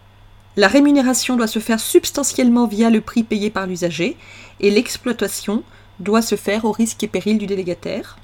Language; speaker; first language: French; native; French